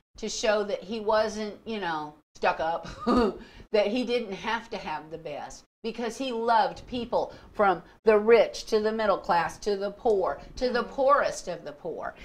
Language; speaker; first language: English; native; English